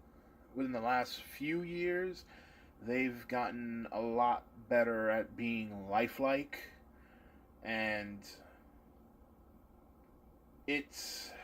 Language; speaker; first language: English; native; English